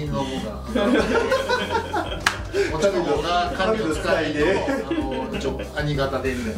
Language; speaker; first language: Japanese; native; Japanese